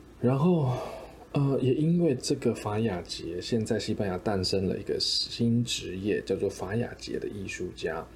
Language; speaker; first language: Chinese; native; Chinese